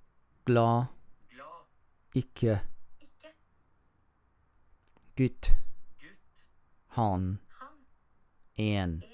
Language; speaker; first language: Norwegian; non-native, learner; English